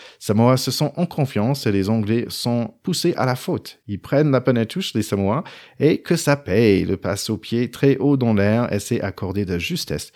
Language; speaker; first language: French; non-native, fluent; English